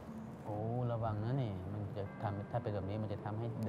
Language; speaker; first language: Thai; native; Thai